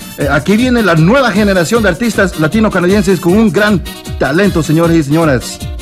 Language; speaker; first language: Spanish; native; Spanish